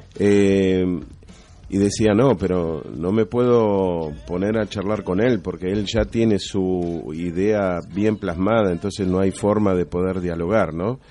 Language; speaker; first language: Spanish; native; Spanish